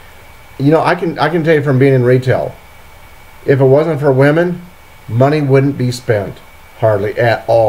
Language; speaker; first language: English; native; English